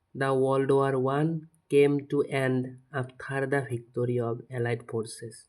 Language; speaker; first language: English; non-native, local second language; Assamese